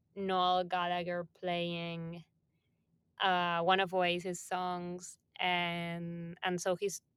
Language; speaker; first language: English; non-native, fluent; Spanish